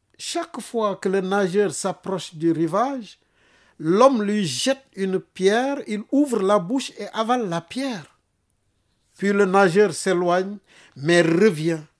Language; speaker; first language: French; non-native, local second language; Wolof